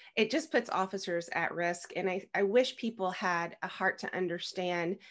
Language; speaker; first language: English; native; English